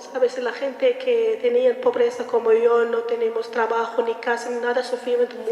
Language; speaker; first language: Spanish; non-native, learner; Arabic